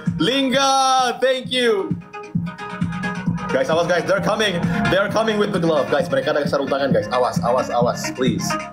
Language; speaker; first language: English; non-native, fluent; Indonesian